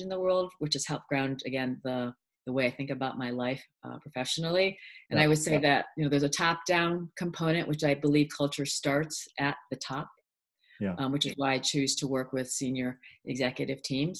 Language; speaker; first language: English; early bilingual, other home language; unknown